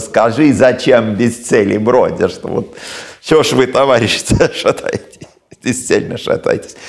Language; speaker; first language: Russian; non-native, fluent; English